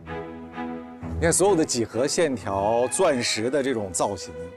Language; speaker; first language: Chinese; native; Chinese